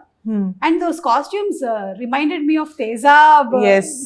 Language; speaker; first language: Telugu; native; Telugu